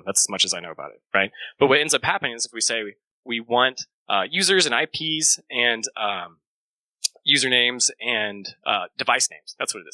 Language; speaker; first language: English; native; English